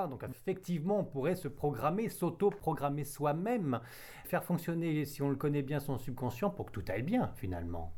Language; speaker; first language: French; native; French